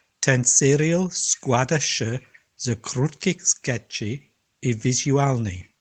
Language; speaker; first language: Polish; non-native, learner; English